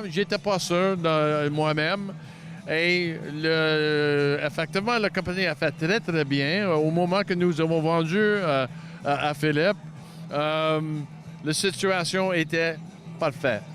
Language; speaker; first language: French; non-native, local second language; English